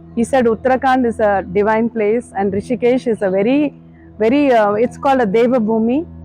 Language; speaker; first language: English; non-native, local second language; Tamil